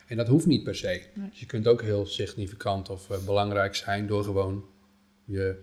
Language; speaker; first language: Dutch; native; Dutch